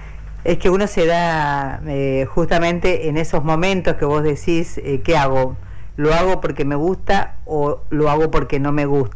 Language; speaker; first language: Spanish; native; Spanish